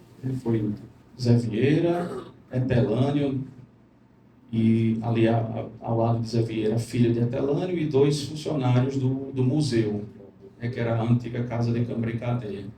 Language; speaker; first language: Portuguese; native; Portuguese